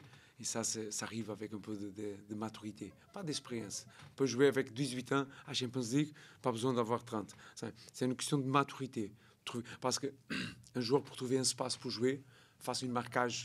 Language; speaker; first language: French; non-native, learner; Portuguese